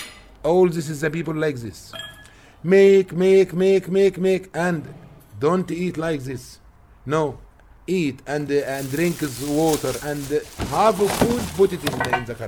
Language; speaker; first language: English; non-native, learner; Arabic